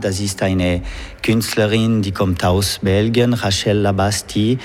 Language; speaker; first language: German; non-native, local second language; French